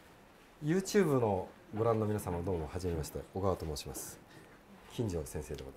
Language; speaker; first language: Japanese; native; Japanese